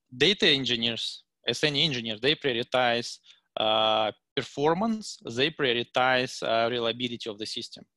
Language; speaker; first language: English; non-native, fluent; Russian